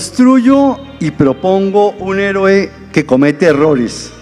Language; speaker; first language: Spanish; native; Spanish